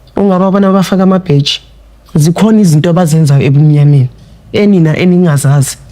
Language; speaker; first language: Zulu; non-native, local second language; Tsonga